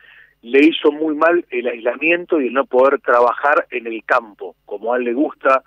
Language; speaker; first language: Spanish; native; Spanish